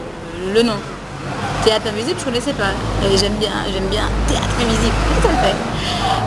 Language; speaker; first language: French; non-native, local second language; Haitian Creole